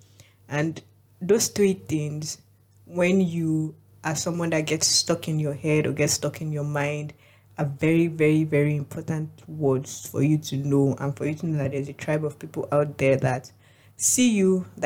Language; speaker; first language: English; non-native, local second language; Yoruba